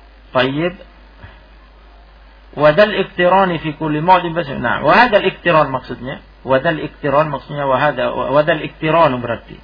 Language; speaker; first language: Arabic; non-native, fluent; Indonesian